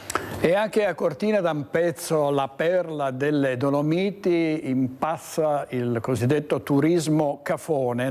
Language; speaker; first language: Italian; native; Italian